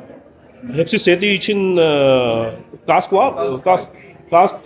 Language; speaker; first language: Turkish; non-native, learner; Hindi